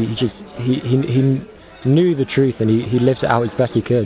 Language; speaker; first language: English; native; English